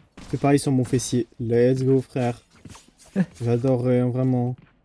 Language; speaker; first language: French; native; French